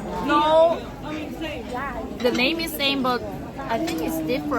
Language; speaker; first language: English; non-native, learner; Korean